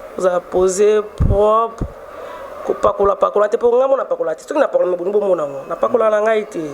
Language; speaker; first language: Lingala; non-native, local second language; Swahili